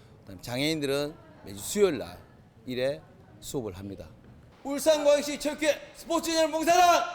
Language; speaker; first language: Korean; native; Korean